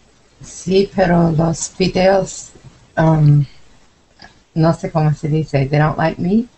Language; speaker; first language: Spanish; non-native, learner; English